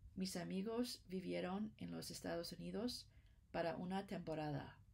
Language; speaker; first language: Spanish; non-native, learner; English